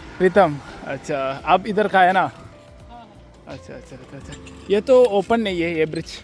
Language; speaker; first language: Hindi; non-native, local second language; Malayalam